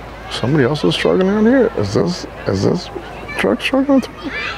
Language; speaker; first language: English; early bilingual, other home language; Spanish